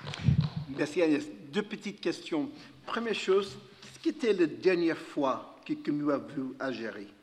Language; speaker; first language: French; non-native, fluent; English